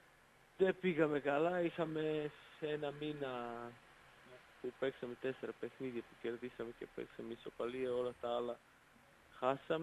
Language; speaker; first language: Greek; non-native, fluent; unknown